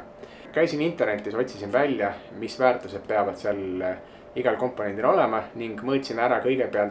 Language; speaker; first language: Estonian; native; Estonian